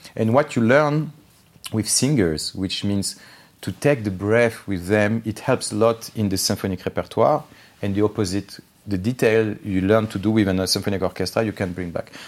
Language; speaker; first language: English; non-native, fluent; Armenian